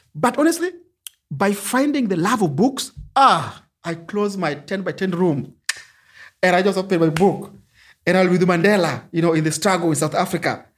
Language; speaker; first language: English; non-native, local second language; Luo (Kenya and Tanzania)